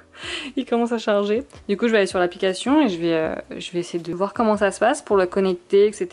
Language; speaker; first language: French; native; French